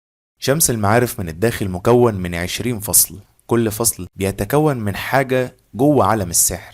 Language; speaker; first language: Arabic; native; Arabic